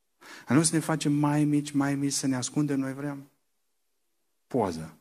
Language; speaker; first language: Romanian; native; Romanian